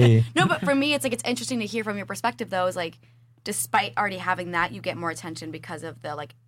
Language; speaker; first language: English; native; English